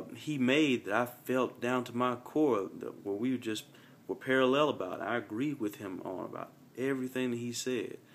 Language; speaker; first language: English; native; English